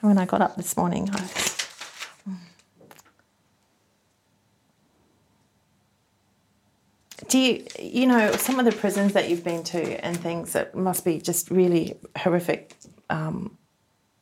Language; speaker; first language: English; native; English